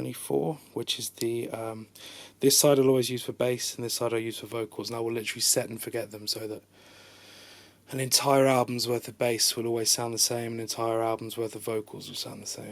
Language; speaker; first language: English; native; English